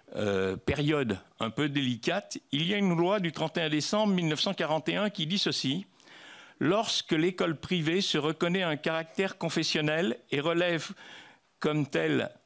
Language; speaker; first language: French; native; French